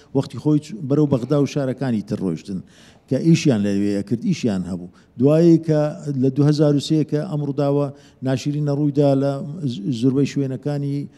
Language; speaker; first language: Central Kurdish; non-native, local second language; Assyrian Neo-Aramaic